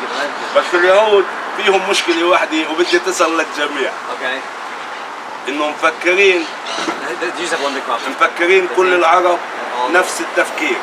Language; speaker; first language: Arabic; native; Arabic